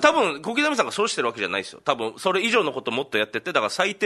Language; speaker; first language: Japanese; native; Japanese